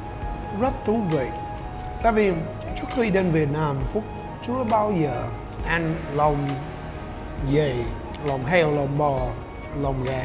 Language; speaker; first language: Vietnamese; non-native, learner; English